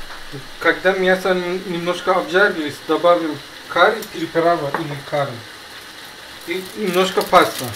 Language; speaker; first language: Russian; non-native, learner; Persian